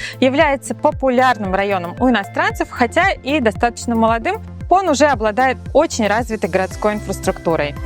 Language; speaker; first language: Russian; native; Russian